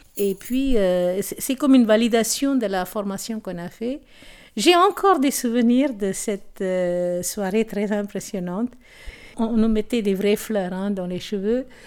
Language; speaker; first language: French; non-native, local second language; Tamil